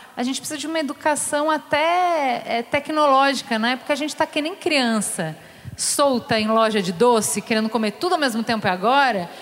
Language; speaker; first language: Portuguese; native; Portuguese